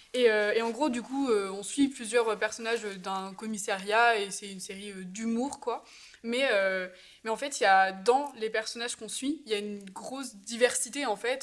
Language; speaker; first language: French; native; French